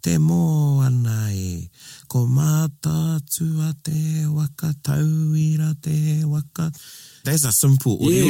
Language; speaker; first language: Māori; non-native, local second language; English